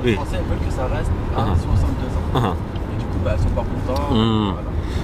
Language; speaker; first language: French; native; French